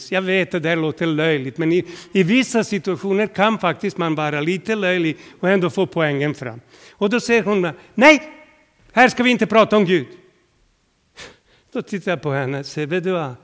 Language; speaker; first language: Swedish; non-native, fluent; Serbian